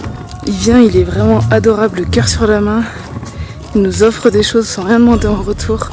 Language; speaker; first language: French; native; French